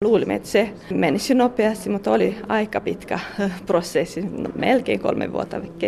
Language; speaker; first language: Finnish; non-native, fluent; Romanian